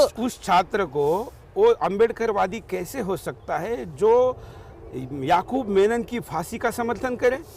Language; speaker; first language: Hindi; non-native, local second language; Marathi